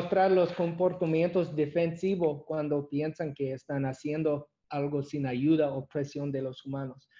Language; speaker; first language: Spanish; non-native, learner; English